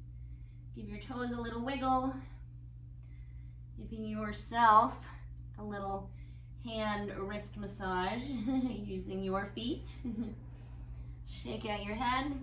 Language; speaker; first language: English; native; English